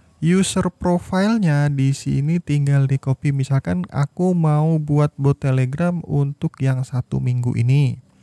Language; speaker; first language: Indonesian; native; Indonesian